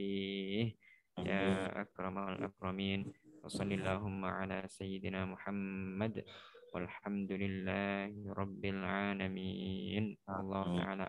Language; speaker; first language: Arabic; non-native, fluent; Indonesian